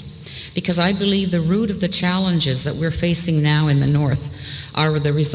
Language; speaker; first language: English; early bilingual, other home language; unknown